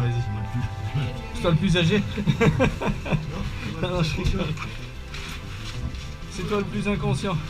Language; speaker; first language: French; native; French